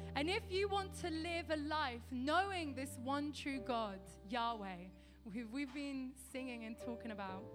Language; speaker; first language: English; native; English